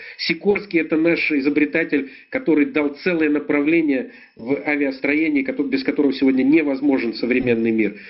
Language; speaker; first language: Russian; native; Russian